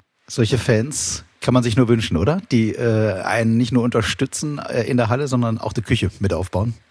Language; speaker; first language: German; native; German